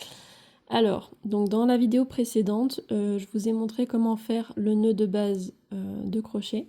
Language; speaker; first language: French; native; French